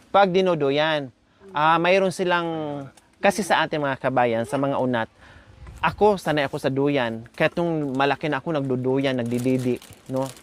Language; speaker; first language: Filipino; non-native, local second language; Cebuano